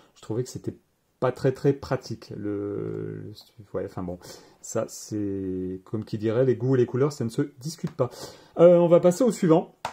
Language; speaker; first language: French; native; French